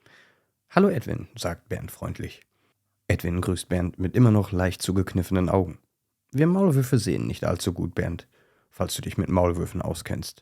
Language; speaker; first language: German; native; German